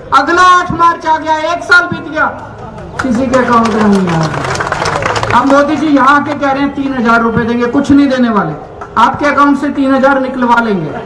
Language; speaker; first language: Hindi; native; Hindi